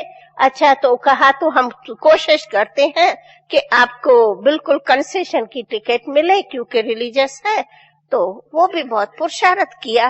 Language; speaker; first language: Hindi; non-native, local second language; Sindhi